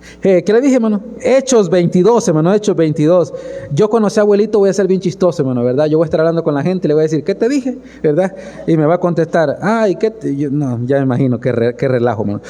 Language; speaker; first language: Spanish; native; Spanish